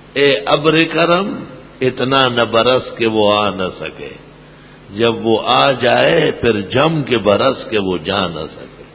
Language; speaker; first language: Urdu; non-native, local second language; Pashto